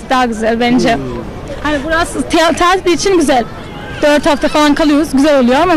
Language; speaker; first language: Turkish; early bilingual, heritage; Turkish